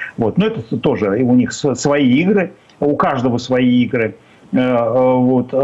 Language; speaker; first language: Russian; native; Russian